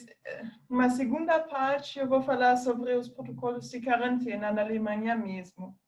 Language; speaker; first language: Portuguese; non-native, fluent; German